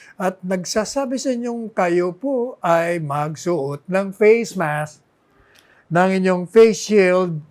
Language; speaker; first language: Filipino; non-native, local second language; Bikol